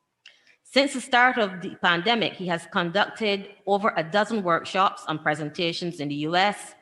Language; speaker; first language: English; native; English